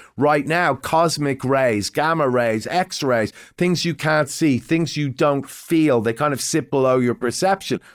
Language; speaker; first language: English; native; English